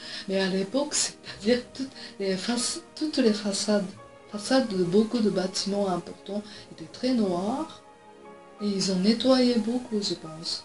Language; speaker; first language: French; non-native, fluent; Japanese